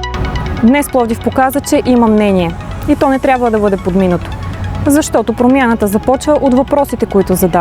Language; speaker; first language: Bulgarian; native; Bulgarian